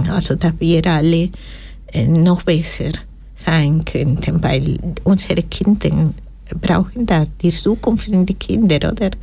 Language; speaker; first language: German; non-native, fluent; Spanish